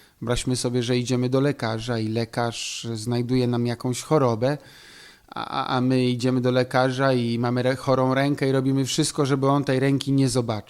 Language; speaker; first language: Polish; native; Polish